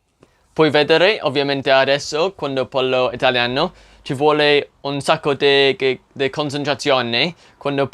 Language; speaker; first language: Italian; non-native, learner; English